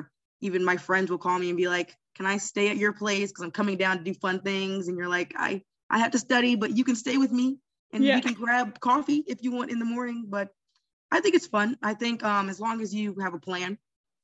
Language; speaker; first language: English; native; English